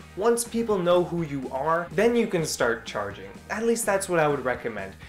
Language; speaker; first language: English; native; English